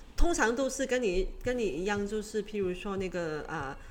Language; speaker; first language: Chinese; non-native, local second language; Cantonese